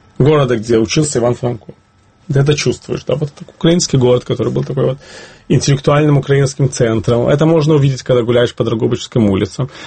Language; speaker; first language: Russian; native; Russian